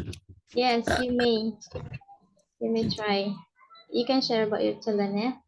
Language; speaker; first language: English; non-native, learner; Indonesian